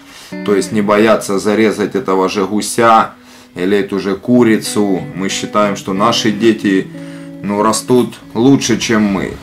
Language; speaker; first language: Russian; non-native, local second language; Ukrainian